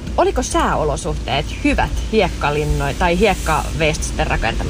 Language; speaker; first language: Finnish; native; Finnish